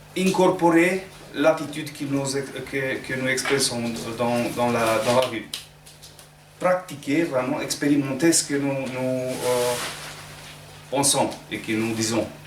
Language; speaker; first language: French; non-native, learner; Romanian